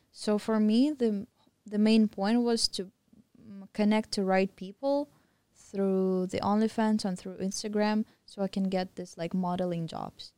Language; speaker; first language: English; non-native, fluent; Russian